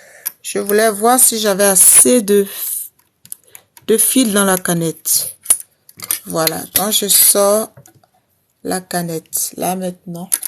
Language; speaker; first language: French; native; French